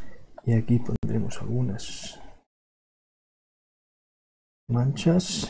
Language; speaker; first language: Spanish; non-native, local second language; Catalan